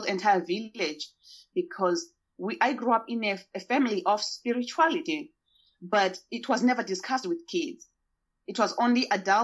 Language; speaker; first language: English; non-native, local second language; Shona